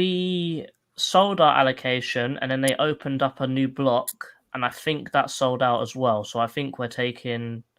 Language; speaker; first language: English; native; English